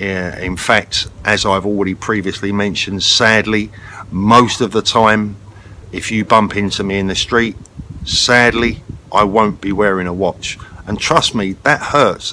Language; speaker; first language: English; native; English